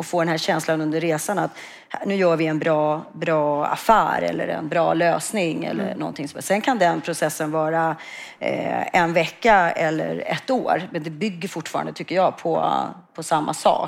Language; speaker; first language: Swedish; native; Swedish